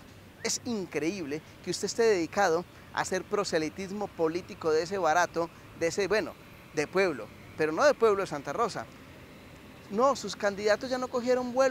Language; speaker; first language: Spanish; native; Spanish